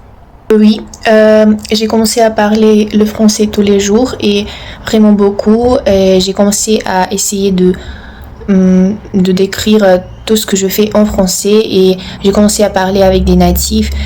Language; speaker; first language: French; non-native, fluent; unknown